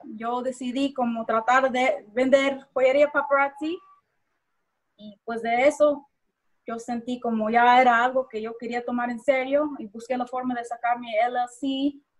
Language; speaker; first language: Spanish; early bilingual, heritage; Spanish